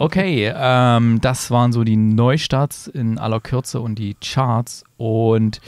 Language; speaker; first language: German; native; German